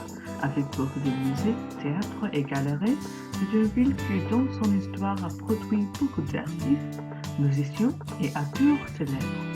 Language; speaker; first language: French; non-native, learner; English